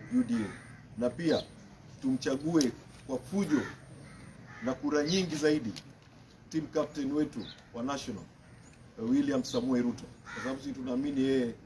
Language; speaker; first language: Swahili; native; Swahili